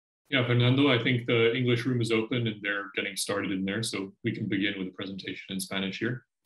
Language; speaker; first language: English; native; English